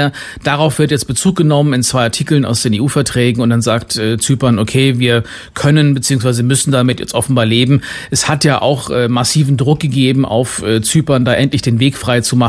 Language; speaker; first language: German; native; German